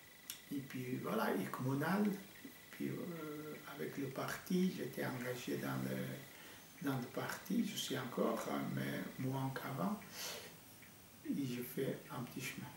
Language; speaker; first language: French; non-native, fluent; Portuguese